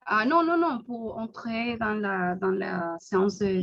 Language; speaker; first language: French; non-native, learner; Spanish